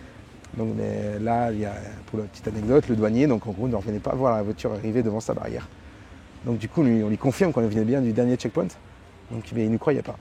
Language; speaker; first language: French; native; French